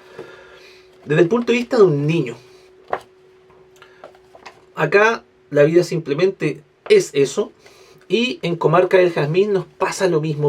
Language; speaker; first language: Spanish; native; Spanish